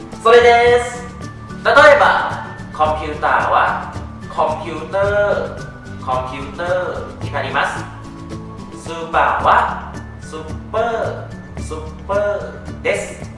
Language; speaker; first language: Japanese; non-native, fluent; Thai